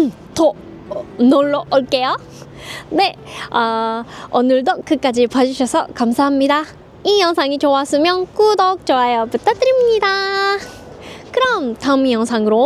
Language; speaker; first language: Korean; non-native, learner; Japanese